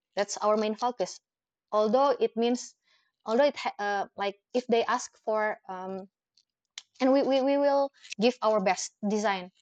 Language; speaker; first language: English; non-native, fluent; Indonesian